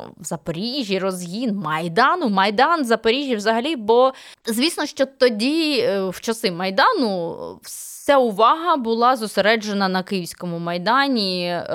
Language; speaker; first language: Ukrainian; native; Ukrainian